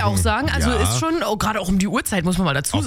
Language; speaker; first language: German; native; German